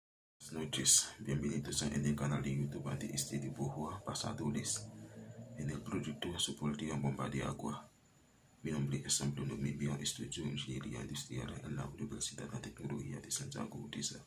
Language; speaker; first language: Spanish; non-native, learner; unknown